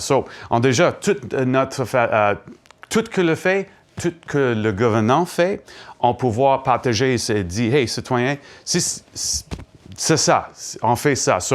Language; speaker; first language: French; non-native, learner; English